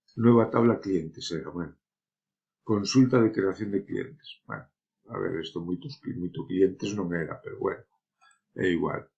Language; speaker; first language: Spanish; native; Spanish